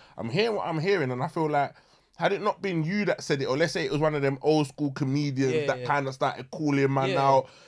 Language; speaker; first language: English; native; English